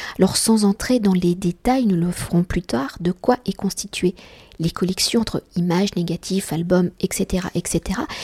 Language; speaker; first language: French; native; French